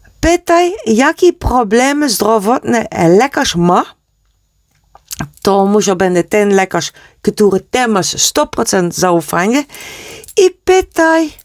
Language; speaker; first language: Polish; non-native, learner; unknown